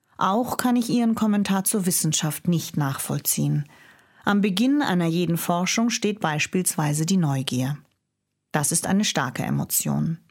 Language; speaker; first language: German; native; German